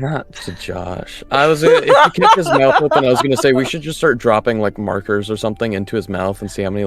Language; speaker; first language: English; native; English